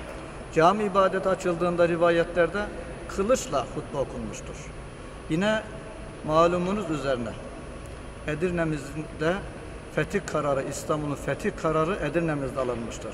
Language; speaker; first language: Turkish; native; Turkish